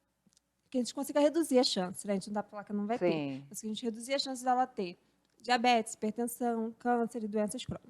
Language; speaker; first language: Portuguese; native; Portuguese